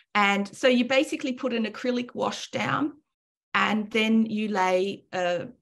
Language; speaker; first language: English; native; English